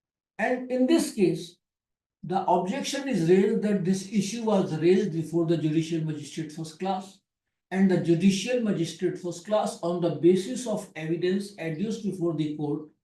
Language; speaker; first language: English; non-native, local second language; Hindi